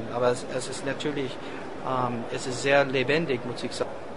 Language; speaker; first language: German; non-native, learner; English